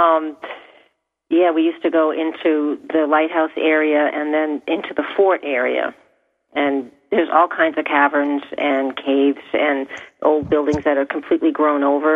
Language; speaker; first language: English; native; English